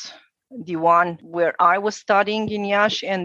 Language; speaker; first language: English; non-native, fluent; Romanian